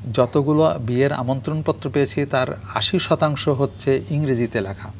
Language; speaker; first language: Bangla; native; Bangla